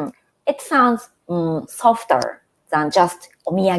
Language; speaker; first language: English; non-native, fluent; Japanese